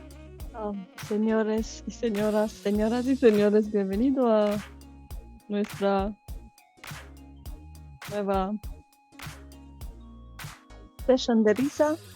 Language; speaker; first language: Spanish; non-native, fluent; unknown